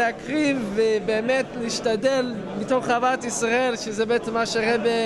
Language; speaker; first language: Hebrew; non-native, fluent; English